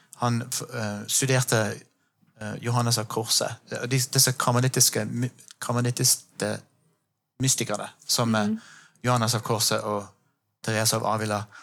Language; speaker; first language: Norwegian; non-native, fluent; English